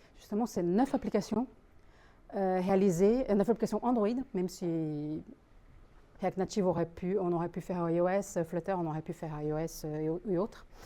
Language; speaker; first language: French; non-native, fluent; Portuguese